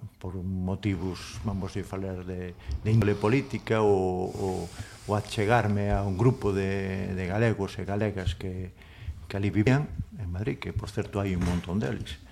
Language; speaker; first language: Galician; non-native, local second language; Spanish